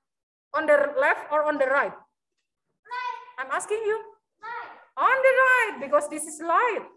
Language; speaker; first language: English; non-native, learner; Indonesian